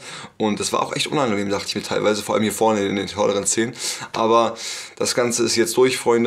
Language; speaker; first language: German; native; German